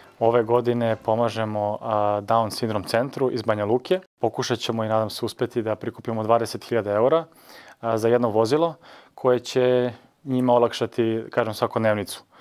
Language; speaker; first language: Bosnian; early bilingual, other home language; Serbian